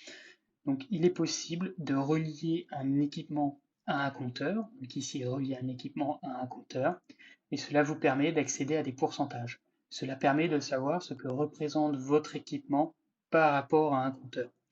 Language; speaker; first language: French; native; French